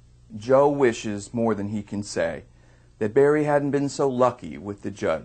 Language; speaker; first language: English; native; English